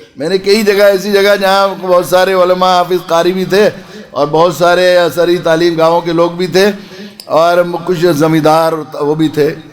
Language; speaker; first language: Urdu; native; Urdu